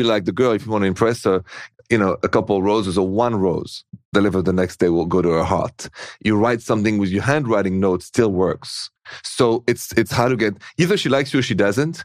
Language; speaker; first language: English; non-native, fluent; French